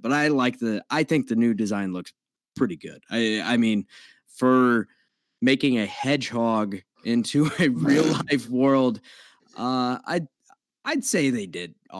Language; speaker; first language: English; native; English